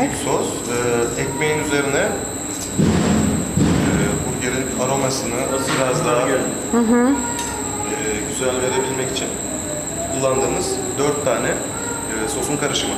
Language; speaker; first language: Turkish; native; Turkish